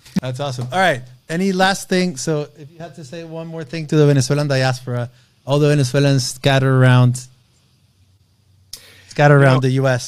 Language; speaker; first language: English; non-native, fluent; Spanish